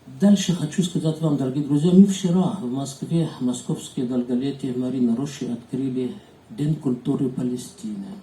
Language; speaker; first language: Russian; non-native, fluent; Arabic